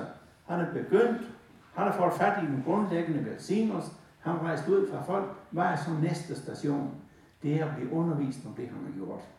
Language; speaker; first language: Danish; native; Danish